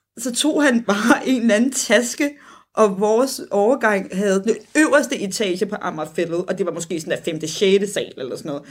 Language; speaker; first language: Danish; early bilingual, other home language; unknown